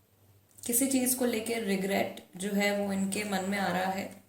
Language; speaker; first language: Hindi; native; Hindi